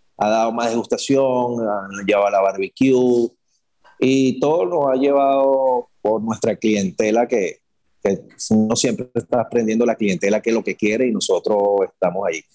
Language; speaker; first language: Spanish; native; Spanish